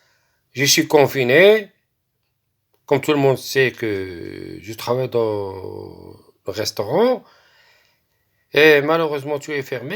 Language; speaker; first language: French; non-native, local second language; Arabic